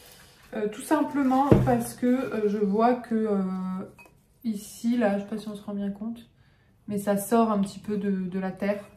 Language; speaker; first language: French; native; French